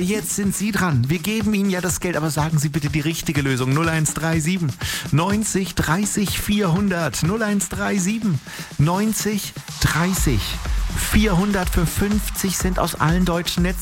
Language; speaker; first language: German; native; German